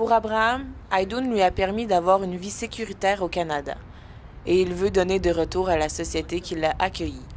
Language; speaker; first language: French; native; French